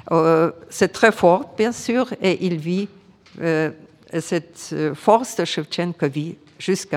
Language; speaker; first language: French; non-native, fluent; Ukrainian